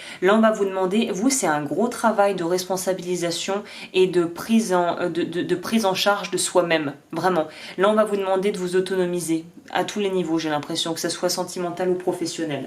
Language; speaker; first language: French; native; French